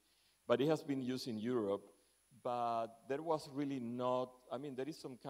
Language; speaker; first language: English; non-native, fluent; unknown